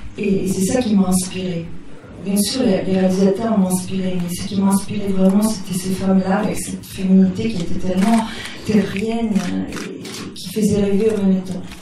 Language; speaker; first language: French; non-native, fluent; Italian